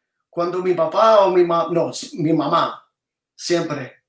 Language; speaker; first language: Spanish; early bilingual, other home language; English